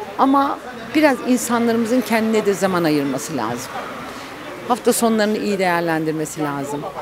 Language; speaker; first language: Turkish; native; Turkish